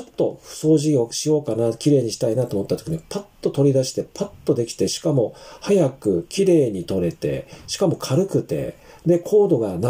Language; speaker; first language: Japanese; native; Japanese